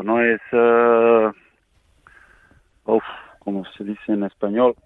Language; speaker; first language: Spanish; non-native, learner; Serbian